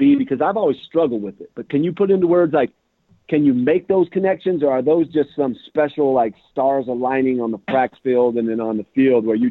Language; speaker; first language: English; native; English